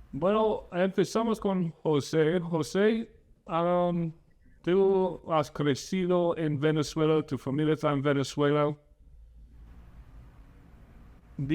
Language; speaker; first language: Spanish; non-native, fluent; English